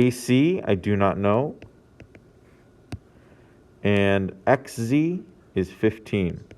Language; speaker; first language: English; native; English